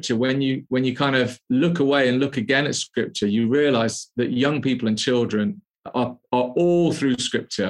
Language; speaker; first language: English; native; English